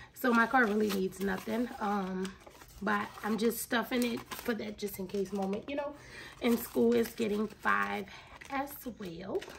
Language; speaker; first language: English; native; English